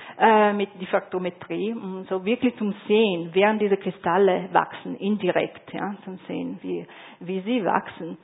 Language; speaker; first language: German; non-native, fluent; Italian